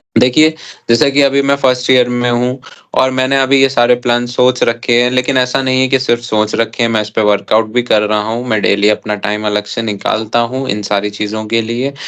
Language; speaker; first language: Hindi; native; Hindi